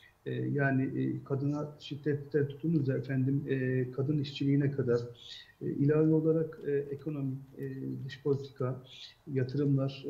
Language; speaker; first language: Turkish; native; Turkish